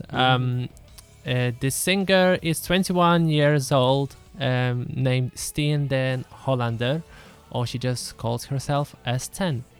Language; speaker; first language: English; early bilingual, other home language; Lithuanian